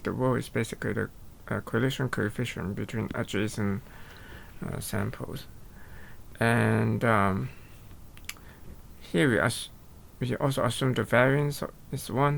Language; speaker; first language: English; non-native, fluent; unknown